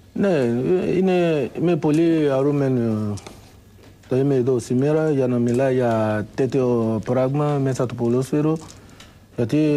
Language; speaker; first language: Greek; non-native, learner; Yoruba